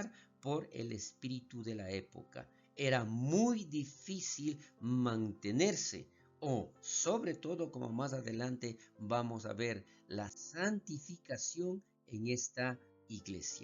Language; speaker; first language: Spanish; native; Spanish